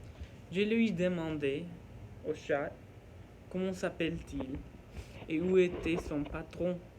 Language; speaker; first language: French; non-native, learner; Norwegian